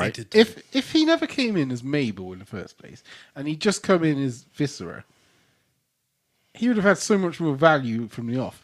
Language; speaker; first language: English; native; English